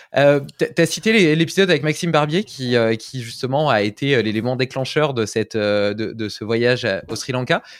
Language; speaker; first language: French; native; French